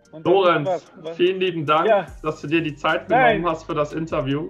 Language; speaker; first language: German; native; German